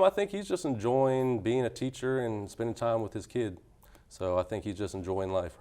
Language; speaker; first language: English; native; English